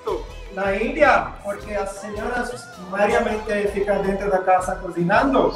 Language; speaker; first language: Portuguese; non-native, fluent; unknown